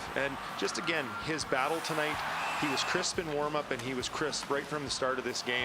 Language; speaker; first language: English; native; English